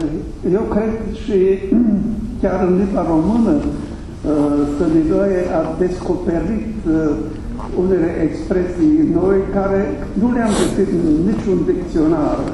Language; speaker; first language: Romanian; non-native, fluent; German